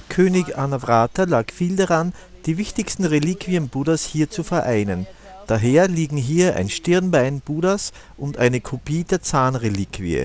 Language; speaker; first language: German; native; German